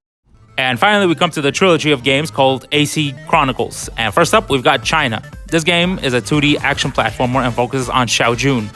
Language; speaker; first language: English; native; English